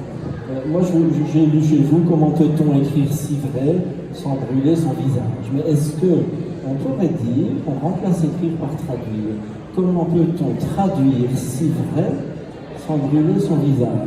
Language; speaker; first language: French; native; French